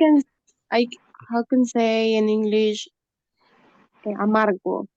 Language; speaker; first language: English; non-native, learner; Spanish